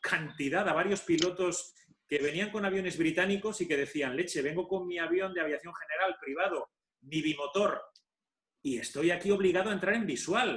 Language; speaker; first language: Spanish; native; Spanish